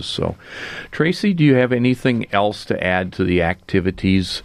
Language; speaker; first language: English; native; English